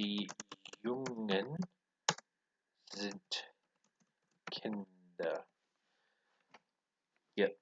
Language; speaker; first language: German; non-native, learner; English